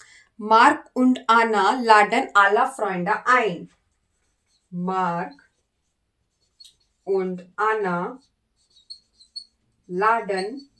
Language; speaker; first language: German; non-native, learner; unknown